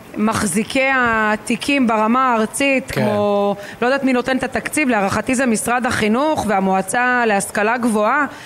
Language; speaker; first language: Hebrew; native; Hebrew